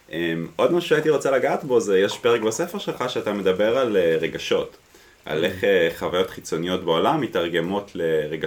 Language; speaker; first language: Hebrew; native; Hebrew